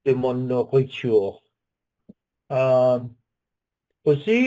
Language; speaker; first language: French; non-native, learner; English